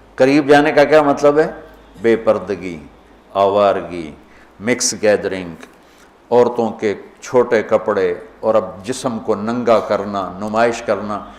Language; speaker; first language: Urdu; non-native, local second language; Punjabi